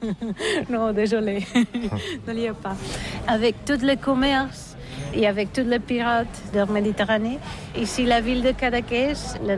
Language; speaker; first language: French; non-native, learner; Catalan